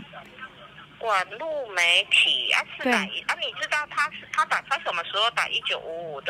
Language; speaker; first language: Chinese; native; Chinese